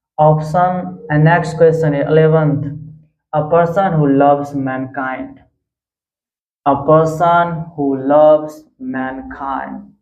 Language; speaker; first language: English; non-native, local second language; Hindi